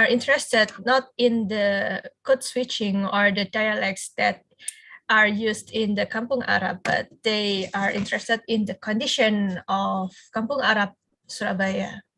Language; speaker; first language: English; non-native, fluent; Indonesian